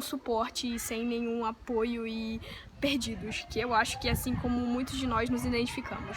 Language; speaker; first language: Portuguese; native; Portuguese